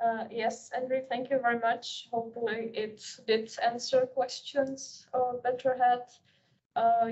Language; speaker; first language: English; non-native, fluent; Czech